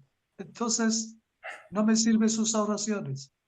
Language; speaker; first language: Spanish; native; Spanish